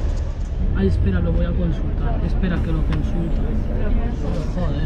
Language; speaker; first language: Spanish; native; Spanish